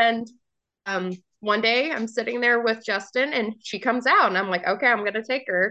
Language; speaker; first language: English; native; English